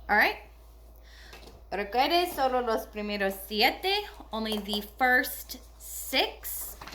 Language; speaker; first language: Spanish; non-native, learner; English